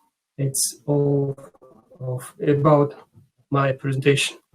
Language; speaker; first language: English; non-native, learner; Russian